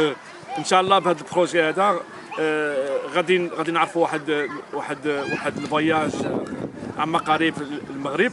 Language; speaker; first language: Arabic; early bilingual, heritage; Arabic